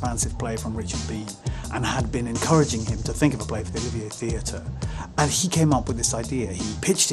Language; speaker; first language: English; native; English